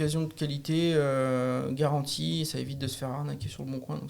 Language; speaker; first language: French; native; French